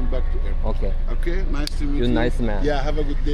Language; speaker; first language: English; non-native, learner; Arabic